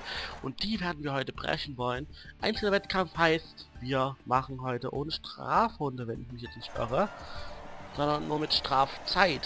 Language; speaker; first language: German; native; German